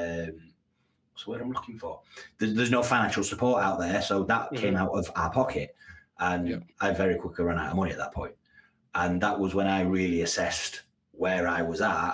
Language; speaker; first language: English; native; English